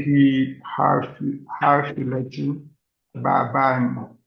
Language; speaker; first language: Arabic; non-native, learner; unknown